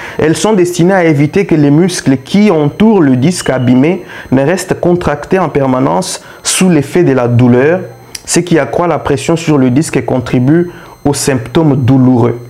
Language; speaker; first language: French; non-native, local second language; Luba-Lulua